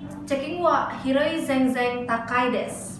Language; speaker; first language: Japanese; non-native, learner; Indonesian